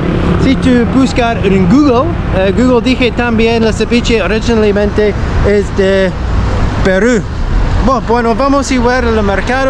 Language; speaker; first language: Spanish; non-native, learner; English